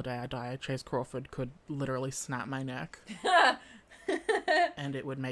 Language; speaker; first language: English; native; English